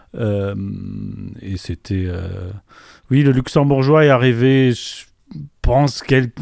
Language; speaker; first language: French; non-native, local second language; Polish